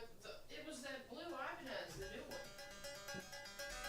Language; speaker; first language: English; native; English